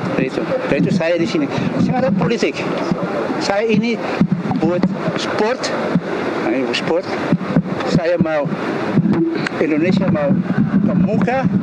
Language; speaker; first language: Indonesian; early bilingual, heritage; Indonesian